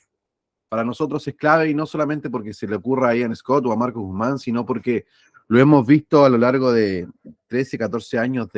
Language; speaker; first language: Spanish; native; Spanish